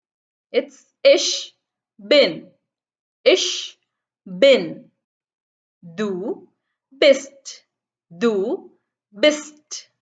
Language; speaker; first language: German; non-native, fluent; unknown